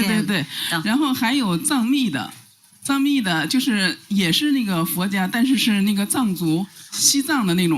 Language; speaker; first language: Chinese; native; Chinese